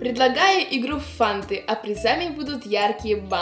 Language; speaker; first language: Russian; native; Russian